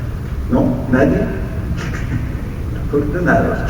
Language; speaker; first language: Spanish; non-native, fluent; English